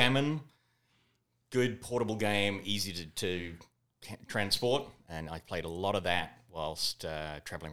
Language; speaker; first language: English; native; English